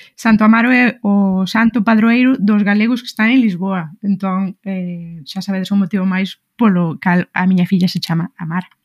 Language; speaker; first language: Galician; non-native, local second language; Spanish